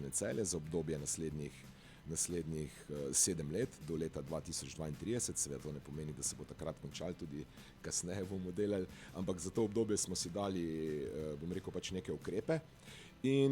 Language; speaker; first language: Slovenian; native; Slovenian